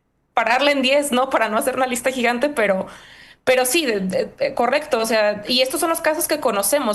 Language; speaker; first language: Spanish; native; Spanish